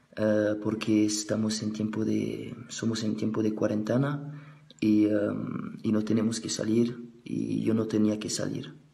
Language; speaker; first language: Spanish; non-native, fluent; French